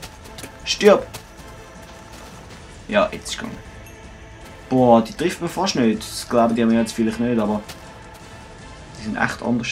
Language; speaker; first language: German; native; German